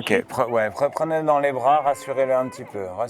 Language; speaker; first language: French; native; French